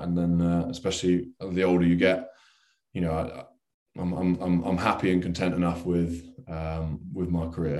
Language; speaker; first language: English; native; English